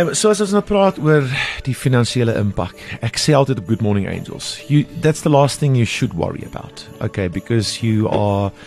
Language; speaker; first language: English; non-native, local second language; Afrikaans